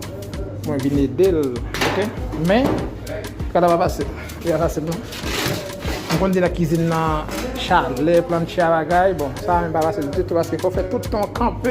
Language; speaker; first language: French; non-native, learner; Haitian Creole